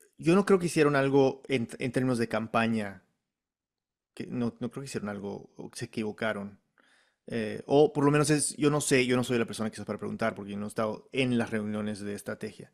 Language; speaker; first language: Spanish; early bilingual, heritage; Spanish